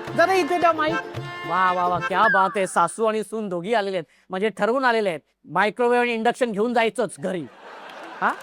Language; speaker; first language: Marathi; native; Marathi